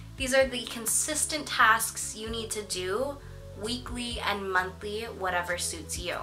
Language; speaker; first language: English; native; English